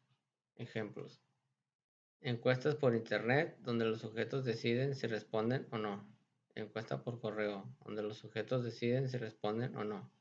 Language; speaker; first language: Spanish; native; Spanish